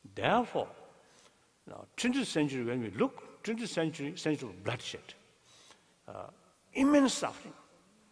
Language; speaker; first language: English; non-native, learner; Tibetan